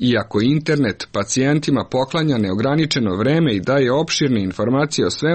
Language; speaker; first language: Serbian; native; Serbian